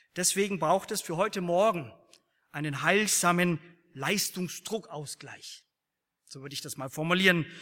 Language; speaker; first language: German; native; German